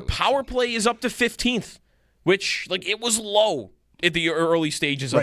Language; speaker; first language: English; native; English